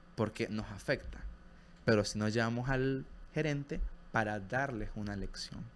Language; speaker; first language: Spanish; native; Spanish